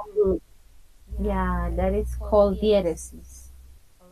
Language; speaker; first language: English; non-native, fluent; Spanish